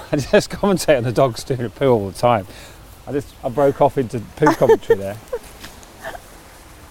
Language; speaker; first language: English; native; English